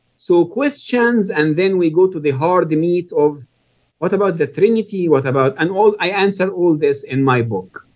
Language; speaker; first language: English; non-native, fluent; Arabic